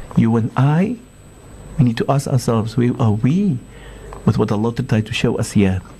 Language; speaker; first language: English; non-native, local second language; Afrikaans